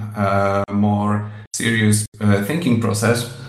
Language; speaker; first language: English; non-native, fluent; Polish